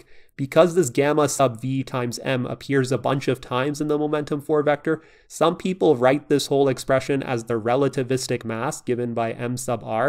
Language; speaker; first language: English; native; English